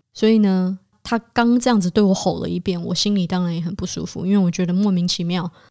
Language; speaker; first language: Chinese; native; Chinese